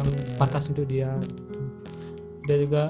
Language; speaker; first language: Indonesian; native; Indonesian